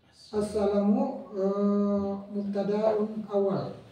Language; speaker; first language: Arabic; non-native, learner; Indonesian